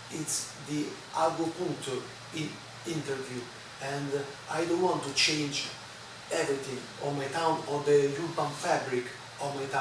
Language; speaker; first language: English; non-native, learner; Italian